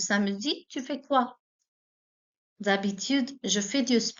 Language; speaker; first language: French; non-native, fluent; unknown